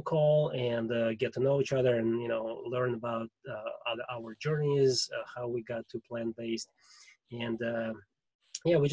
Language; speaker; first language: English; non-native, fluent; Russian